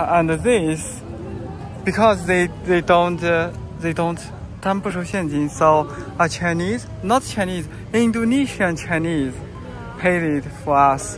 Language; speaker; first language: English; non-native, learner; Chinese